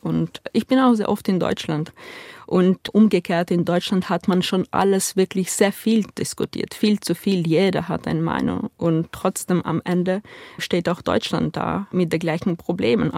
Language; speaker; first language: German; non-native, fluent; Ukrainian